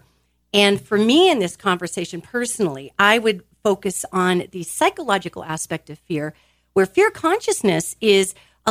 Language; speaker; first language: English; native; English